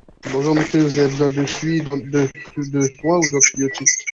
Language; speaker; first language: French; native; French